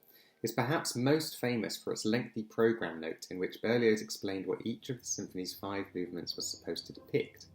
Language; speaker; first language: English; native; English